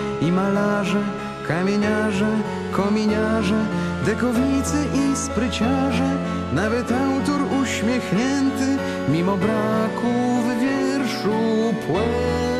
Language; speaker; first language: Polish; native; Polish